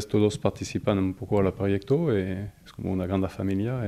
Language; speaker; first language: Spanish; non-native, fluent; French